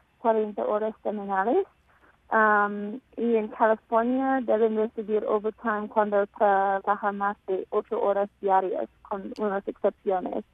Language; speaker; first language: Spanish; non-native, fluent; English